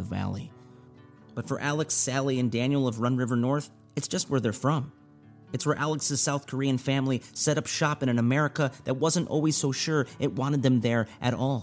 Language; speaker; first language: English; native; English